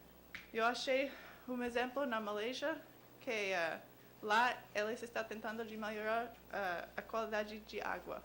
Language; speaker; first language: Portuguese; non-native, learner; English